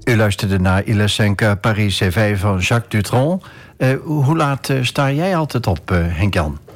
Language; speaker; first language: Dutch; native; Dutch